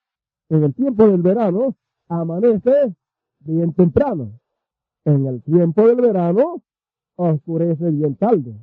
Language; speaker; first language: Spanish; native; Spanish